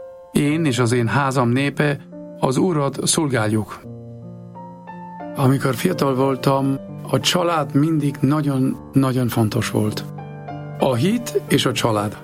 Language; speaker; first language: Hungarian; non-native, fluent; German